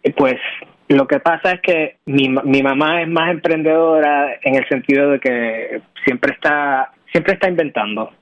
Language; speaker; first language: Spanish; native; Spanish